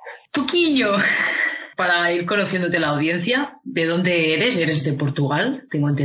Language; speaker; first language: Spanish; native; Spanish